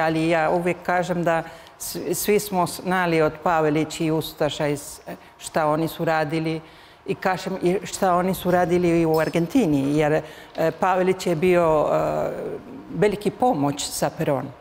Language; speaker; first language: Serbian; early bilingual, heritage; Spanish